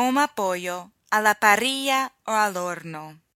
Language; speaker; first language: Spanish; non-native, fluent; English